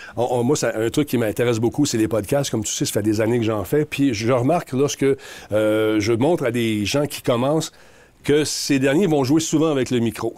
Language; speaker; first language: French; native; French